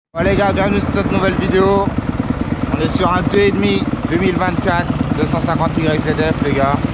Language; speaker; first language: French; native; French